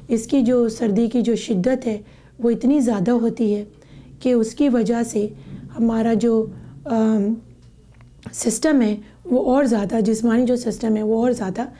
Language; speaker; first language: Urdu; native; Urdu